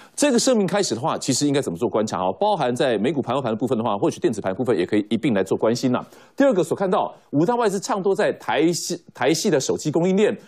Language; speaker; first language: Chinese; native; Chinese